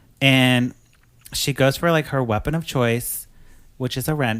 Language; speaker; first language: English; native; English